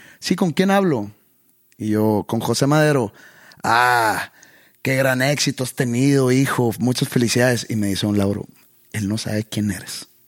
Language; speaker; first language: Spanish; native; Spanish